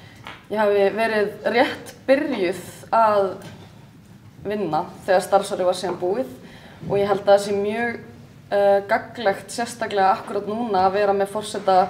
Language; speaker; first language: Icelandic; native; Icelandic